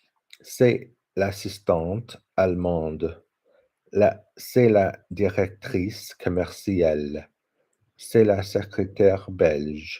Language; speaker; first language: French; non-native, learner; English